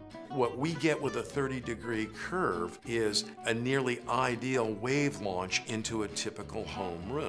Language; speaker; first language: English; native; English